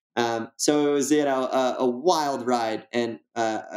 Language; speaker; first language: English; native; English